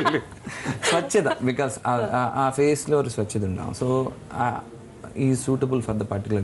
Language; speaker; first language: Malayalam; non-native, learner; Telugu